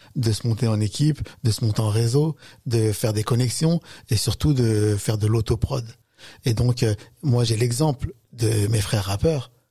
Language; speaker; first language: French; native; French